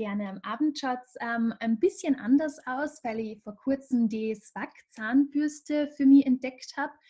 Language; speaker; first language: German; native; German